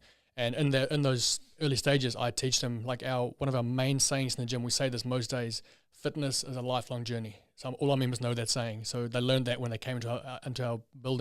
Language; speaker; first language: English; native; English